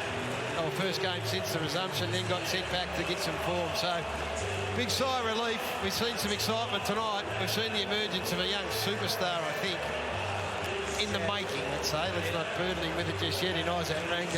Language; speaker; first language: English; native; English